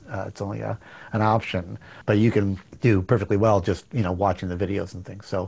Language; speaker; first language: English; native; English